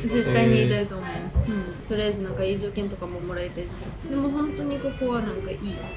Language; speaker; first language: Japanese; non-native, fluent; Russian